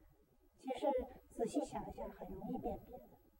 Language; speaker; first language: Chinese; native; Chinese